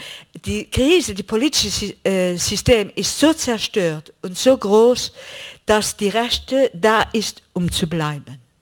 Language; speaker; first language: German; non-native, fluent; Greek